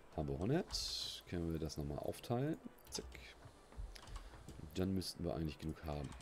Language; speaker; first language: German; native; German